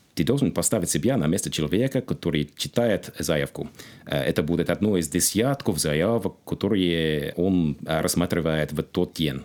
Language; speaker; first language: Russian; non-native, fluent; English